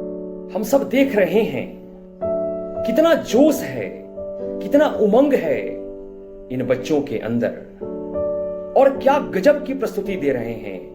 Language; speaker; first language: Hindi; native; Hindi